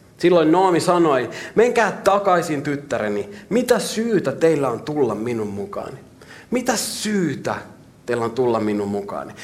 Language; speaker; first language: Finnish; native; Finnish